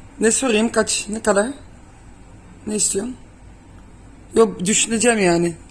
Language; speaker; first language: Turkish; non-native, fluent; Dutch